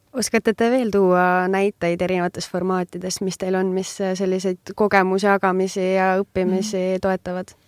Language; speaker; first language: Estonian; native; Estonian